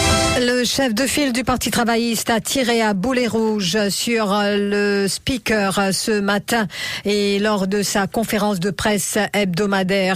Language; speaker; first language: French; non-native, local second language; Morisyen